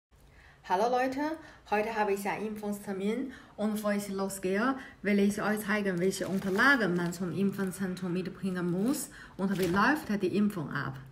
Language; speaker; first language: German; non-native, learner; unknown